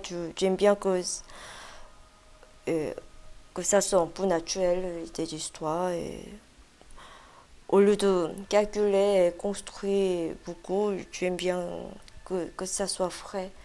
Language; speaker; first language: French; non-native, fluent; Korean